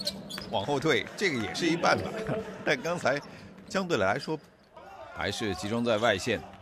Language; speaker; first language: Chinese; native; Chinese